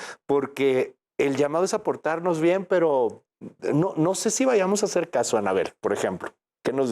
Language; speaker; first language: Spanish; native; Spanish